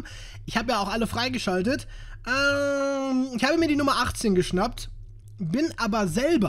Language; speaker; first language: German; native; German